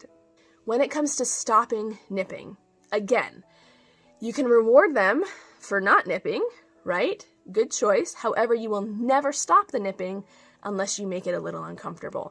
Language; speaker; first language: English; native; English